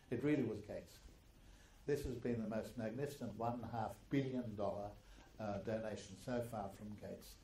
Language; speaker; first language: English; early bilingual, other home language; German